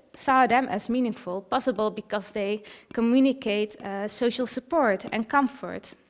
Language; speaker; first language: English; early bilingual, other home language; Dutch